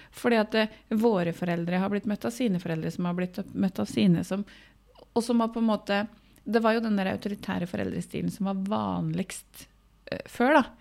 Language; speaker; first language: Norwegian; native; Norwegian